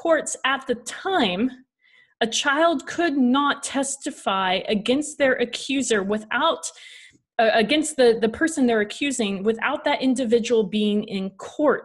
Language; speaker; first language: English; native; English